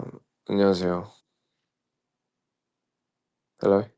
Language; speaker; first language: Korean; early bilingual, heritage; Korean